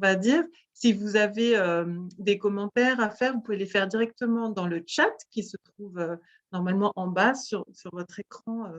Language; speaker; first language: French; native; French